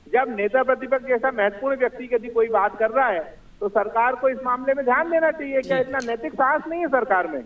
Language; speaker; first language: Hindi; native; Hindi